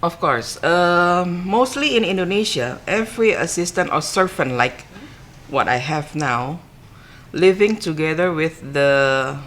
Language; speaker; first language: English; non-native, learner; Indonesian